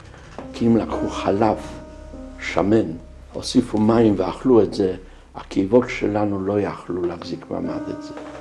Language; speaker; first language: Hebrew; non-native, fluent; Polish